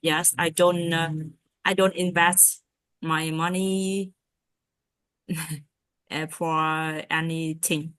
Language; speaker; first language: English; non-native, learner; Vietnamese